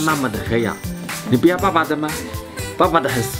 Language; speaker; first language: Chinese; native; Chinese